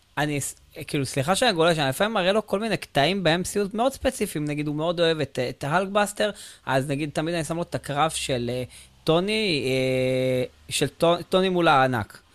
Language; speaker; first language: Hebrew; native; Hebrew